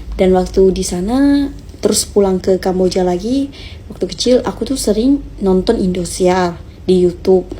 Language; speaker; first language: Indonesian; non-native, fluent; Khmer